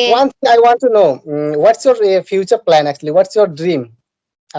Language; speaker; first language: English; non-native, learner; Bangla